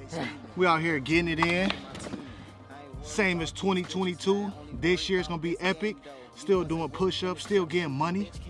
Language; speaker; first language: English; native; English